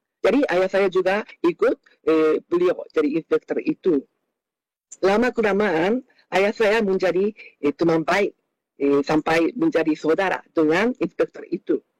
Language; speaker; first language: Indonesian; non-native, fluent; Japanese